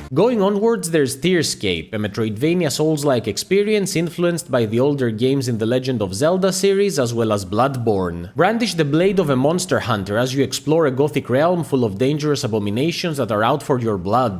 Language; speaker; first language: English; native; English